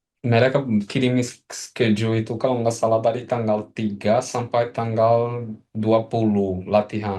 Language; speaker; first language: Indonesian; non-native, fluent; Portuguese